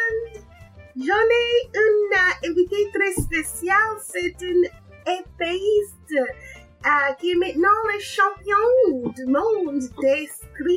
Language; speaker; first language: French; non-native, learner; English